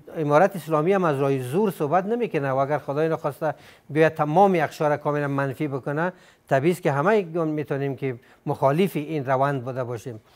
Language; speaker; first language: Persian; native; Persian